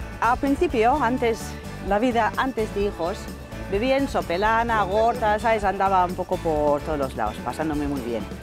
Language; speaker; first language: Spanish; non-native, fluent; English